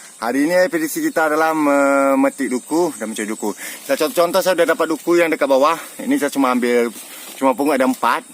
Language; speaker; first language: Malay; non-native, local second language; Achinese